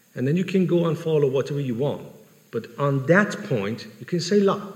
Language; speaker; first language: English; non-native, fluent; Persian